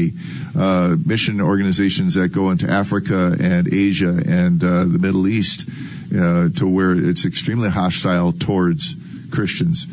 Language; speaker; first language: English; native; English